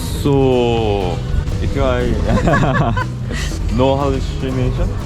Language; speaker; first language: English; non-native, learner; Korean